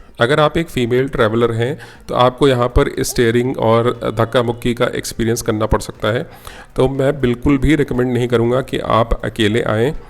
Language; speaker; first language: Hindi; native; Hindi